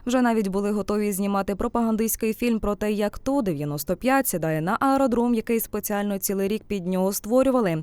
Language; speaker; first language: Ukrainian; native; Ukrainian